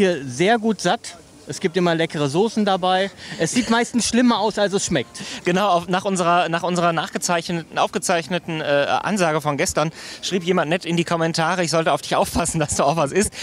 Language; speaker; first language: German; native; German